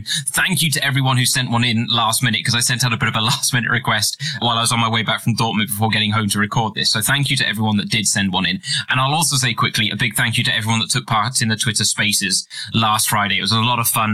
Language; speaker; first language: English; native; English